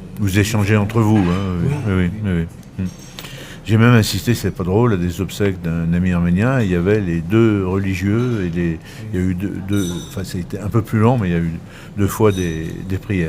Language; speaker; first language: French; native; French